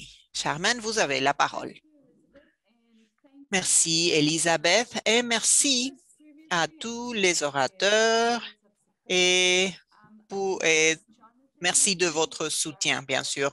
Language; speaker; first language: French; non-native, fluent; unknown